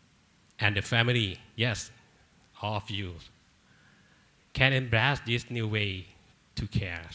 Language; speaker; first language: English; non-native, learner; Thai